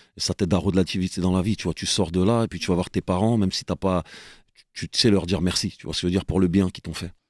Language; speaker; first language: French; native; French